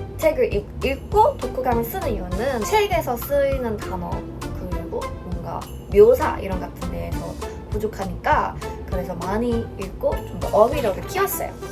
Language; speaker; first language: Korean; non-native, fluent; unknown